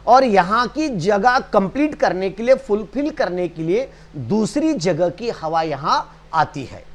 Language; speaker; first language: Hindi; non-native, local second language; Marathi